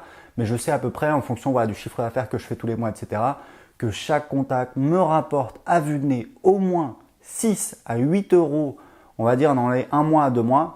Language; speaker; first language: French; native; French